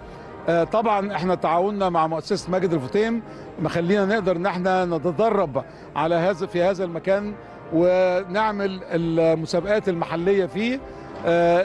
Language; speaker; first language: Arabic; native; Arabic